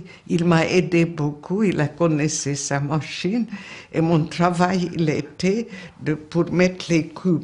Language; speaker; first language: French; non-native, fluent; Hungarian